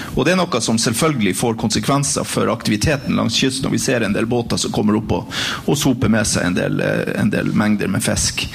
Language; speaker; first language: Norwegian; native; Norwegian